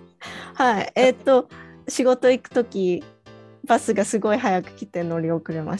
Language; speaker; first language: Japanese; early bilingual, heritage; Japanese